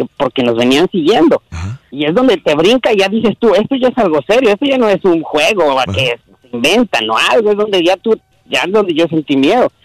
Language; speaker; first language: Spanish; native; Spanish